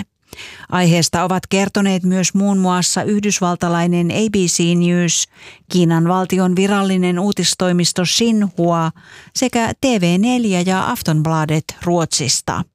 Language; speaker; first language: Finnish; native; Finnish